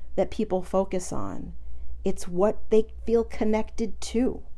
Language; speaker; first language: English; native; English